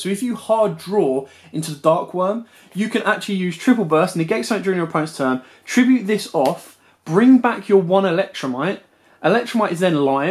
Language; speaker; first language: English; native; English